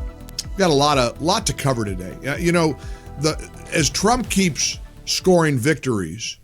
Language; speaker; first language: English; native; English